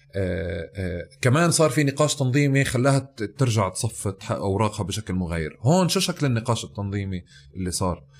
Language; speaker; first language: Arabic; native; Arabic